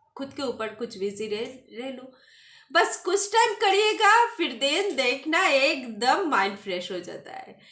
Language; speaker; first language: Hindi; non-native, local second language; Bangla